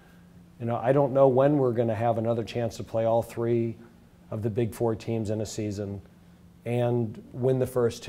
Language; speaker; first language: English; native; English